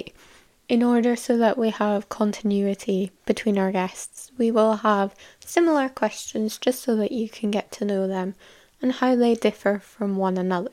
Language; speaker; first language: English; native; English